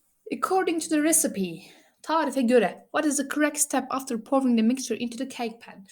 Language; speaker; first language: English; non-native, fluent; Turkish